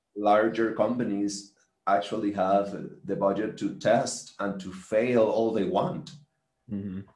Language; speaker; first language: English; non-native, fluent; Spanish